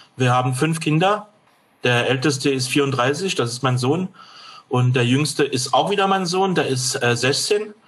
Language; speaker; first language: German; non-native, fluent; French